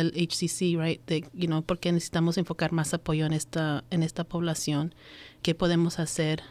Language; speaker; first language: Spanish; early bilingual, heritage; Spanish